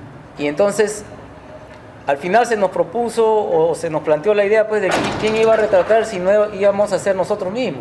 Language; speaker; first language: Spanish; native; Spanish